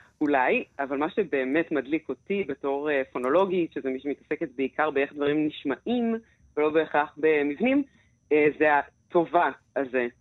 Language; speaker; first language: Hebrew; native; Hebrew